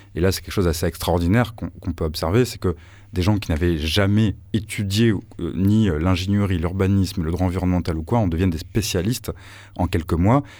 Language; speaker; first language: French; native; French